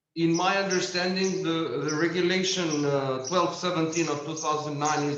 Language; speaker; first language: English; non-native, fluent; Albanian